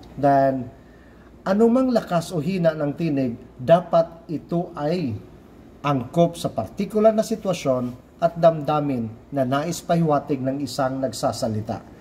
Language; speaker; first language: Filipino; non-native, local second language; Cebuano